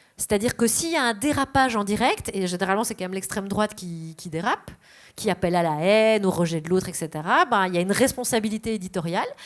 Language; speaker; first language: French; native; French